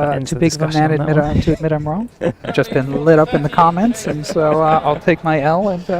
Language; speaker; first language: English; native; English